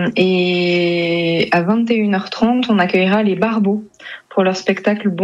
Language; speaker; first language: French; native; French